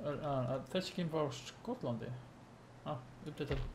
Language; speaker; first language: Icelandic; non-native, learner; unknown